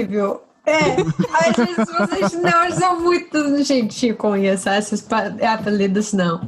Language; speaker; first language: Portuguese; non-native, fluent; English